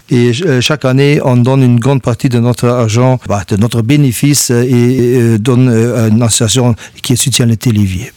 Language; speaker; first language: French; non-native, local second language; Luxembourgish